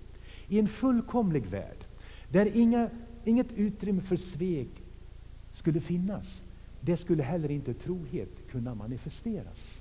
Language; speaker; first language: Swedish; native; Swedish